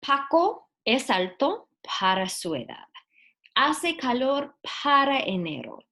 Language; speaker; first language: Spanish; non-native, fluent; English